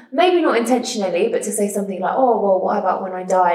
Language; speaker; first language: English; native; English